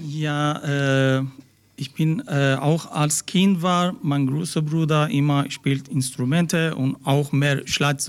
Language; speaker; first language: German; non-native, learner; Persian